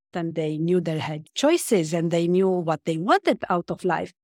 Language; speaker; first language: English; non-native, fluent; Romanian